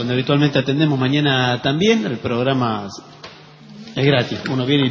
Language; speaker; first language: Spanish; native; Spanish